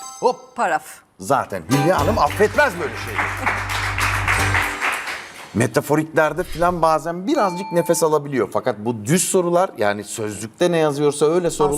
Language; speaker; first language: Turkish; native; Turkish